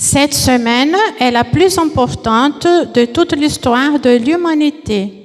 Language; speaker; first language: French; non-native, fluent; Portuguese